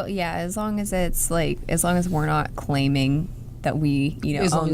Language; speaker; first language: English; native; English